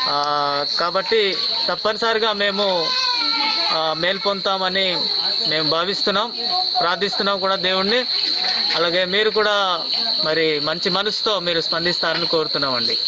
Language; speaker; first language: Telugu; native; Telugu